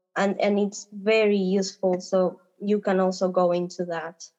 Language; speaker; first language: English; non-native, fluent; Spanish